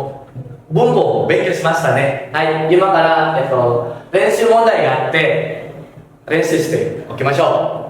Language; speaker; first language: Japanese; non-native, fluent; Indonesian